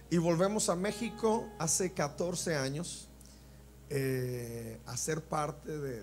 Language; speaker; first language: Spanish; native; Spanish